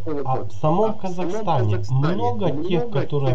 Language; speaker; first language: Russian; native; Russian